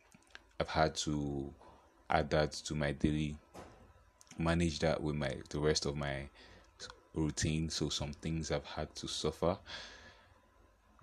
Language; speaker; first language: English; non-native, local second language; Yoruba